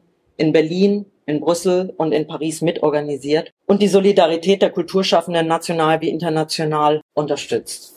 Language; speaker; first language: German; native; German